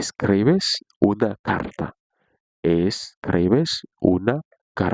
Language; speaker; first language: Spanish; non-native, learner; Haitian Creole